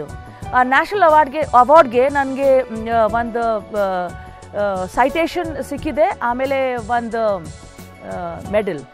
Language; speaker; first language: Kannada; non-native, local second language; Hindi